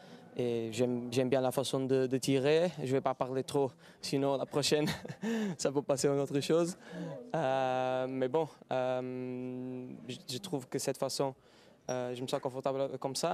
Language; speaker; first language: French; non-native, fluent; Portuguese